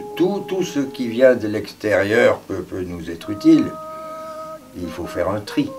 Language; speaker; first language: French; native; French